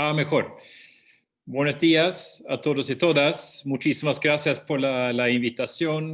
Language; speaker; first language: Spanish; non-native, fluent; Swedish